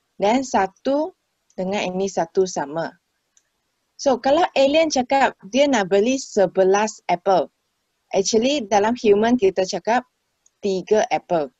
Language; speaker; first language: Malay; non-native, local second language; Chinese